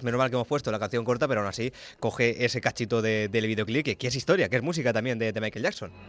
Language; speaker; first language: Spanish; native; Spanish